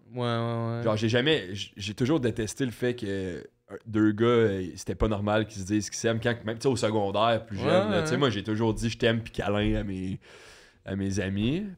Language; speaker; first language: French; native; French